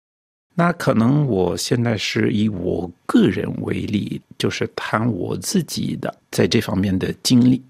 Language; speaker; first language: Chinese; non-native, fluent; French